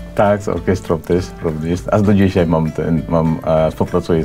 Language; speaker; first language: Polish; non-native, fluent; Cebuano